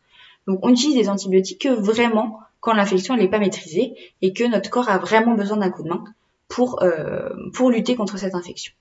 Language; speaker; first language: French; native; French